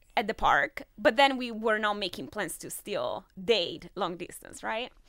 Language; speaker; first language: English; non-native, fluent; Italian